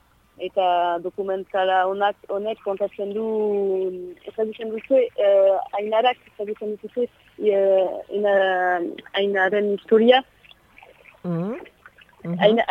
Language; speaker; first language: Basque; non-native, local second language; French